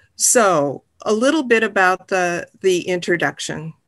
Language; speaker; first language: English; native; English